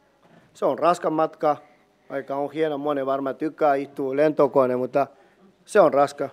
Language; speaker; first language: Finnish; non-native, learner; Spanish